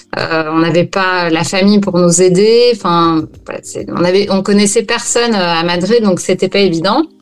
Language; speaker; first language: French; native; French